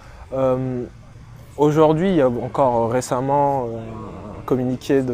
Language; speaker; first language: French; native; French